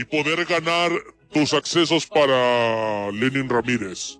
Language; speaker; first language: Spanish; native; Spanish